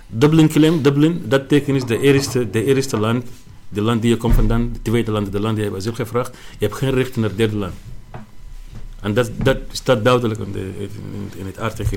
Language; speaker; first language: Dutch; non-native, learner; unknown